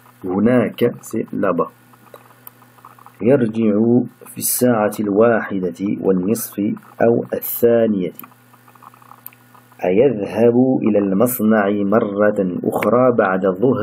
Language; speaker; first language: Arabic; non-native, fluent; French